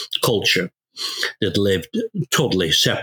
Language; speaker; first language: English; native; English